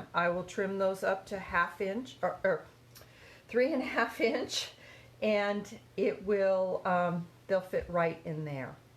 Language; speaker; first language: English; native; English